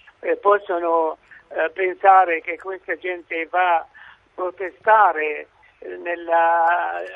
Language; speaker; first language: Italian; non-native, fluent; Arabic